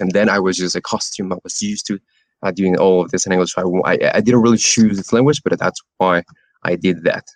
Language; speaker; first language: English; non-native, fluent; Spanish